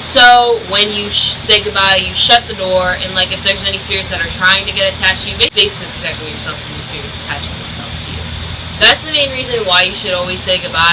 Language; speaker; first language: English; native; English